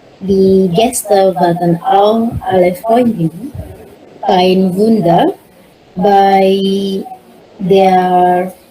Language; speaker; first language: German; non-native, learner; Indonesian